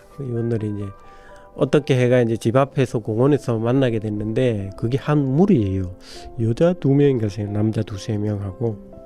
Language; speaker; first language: Korean; non-native, fluent; Bangla